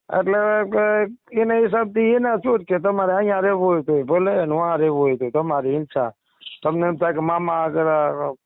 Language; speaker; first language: Gujarati; native; Gujarati